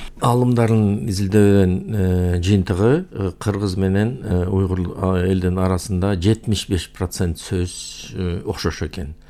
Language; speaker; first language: Kyrgyz; non-native, local second language; Uyghur